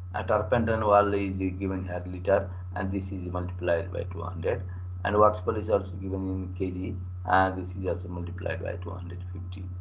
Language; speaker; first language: English; non-native, local second language; Nepali